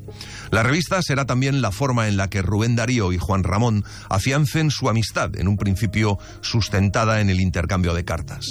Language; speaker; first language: Spanish; native; Spanish